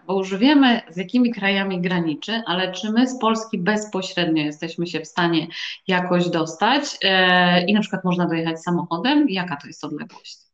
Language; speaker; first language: Polish; native; Polish